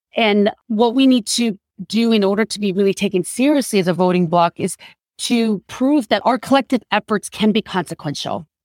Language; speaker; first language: English; non-native, fluent; Korean